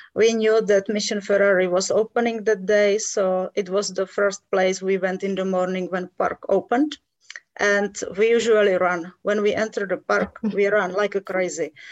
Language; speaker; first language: English; non-native, fluent; Czech